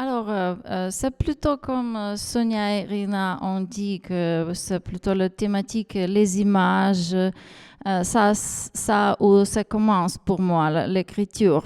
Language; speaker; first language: French; non-native, fluent; Ukrainian